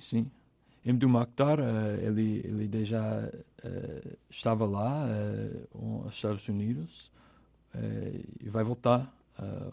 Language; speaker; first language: Portuguese; non-native, learner; English